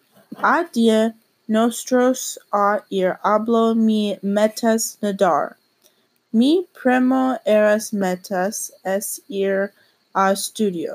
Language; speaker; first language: Spanish; non-native, learner; English